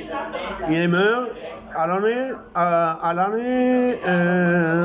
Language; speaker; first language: French; non-native, local second language; Arabic